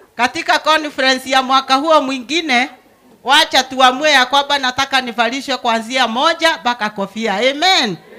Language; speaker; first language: Swahili; non-native, local second language; Kikuyu